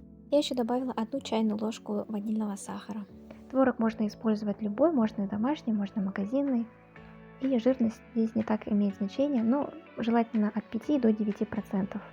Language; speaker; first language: Russian; native; Russian